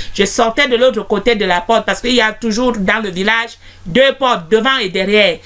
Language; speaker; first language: French; non-native, local second language; Basaa